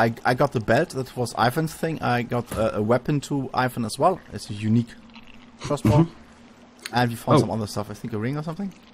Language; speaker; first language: English; non-native, fluent; German